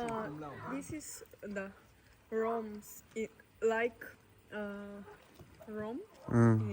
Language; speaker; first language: English; non-native, learner; Bulgarian